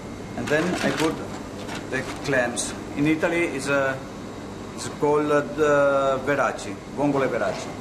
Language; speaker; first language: English; non-native, learner; Italian